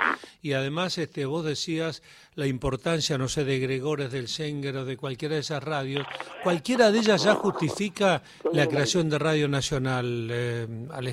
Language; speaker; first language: Spanish; native; Spanish